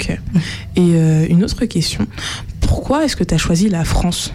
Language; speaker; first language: French; native; French